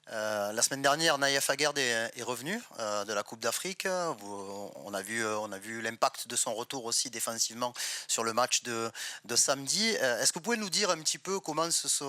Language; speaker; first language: French; native; French